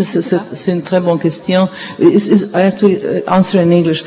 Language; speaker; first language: French; non-native, learner; Serbian